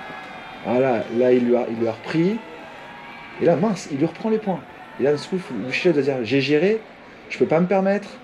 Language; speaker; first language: French; native; French